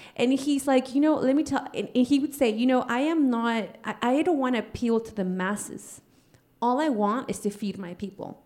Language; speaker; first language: English; early bilingual, other home language; Spanish